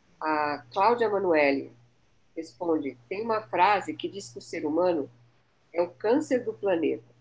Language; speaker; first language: Portuguese; native; Portuguese